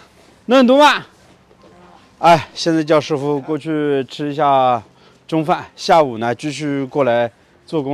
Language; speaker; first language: Chinese; native; Chinese